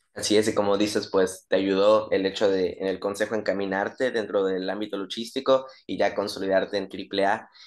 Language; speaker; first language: Spanish; native; Spanish